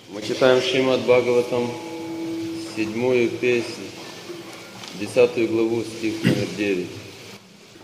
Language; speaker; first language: Russian; native; Russian